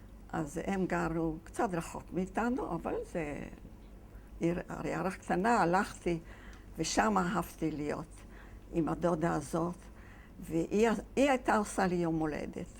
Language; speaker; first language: Hebrew; non-native, fluent; Yiddish